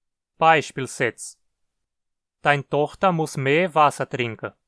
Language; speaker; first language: German; early bilingual, heritage; Portuguese